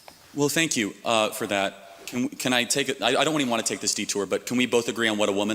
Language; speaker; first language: English; native; English